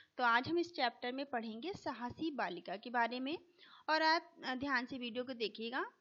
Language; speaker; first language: Hindi; native; Hindi